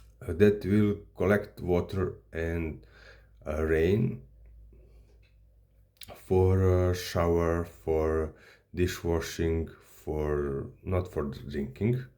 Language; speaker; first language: English; non-native, learner; Serbian